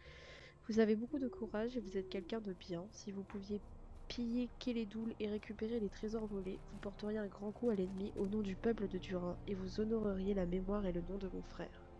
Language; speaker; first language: French; native; French